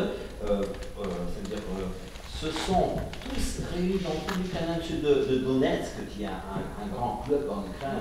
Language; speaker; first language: French; non-native, fluent; Ukrainian